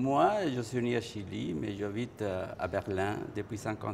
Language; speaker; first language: French; non-native, fluent; Spanish